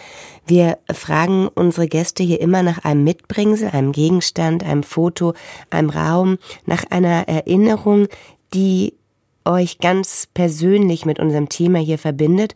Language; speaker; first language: German; native; German